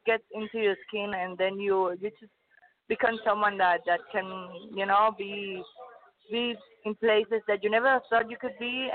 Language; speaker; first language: English; non-native, learner; Spanish